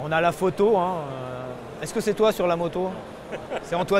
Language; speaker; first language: French; native; French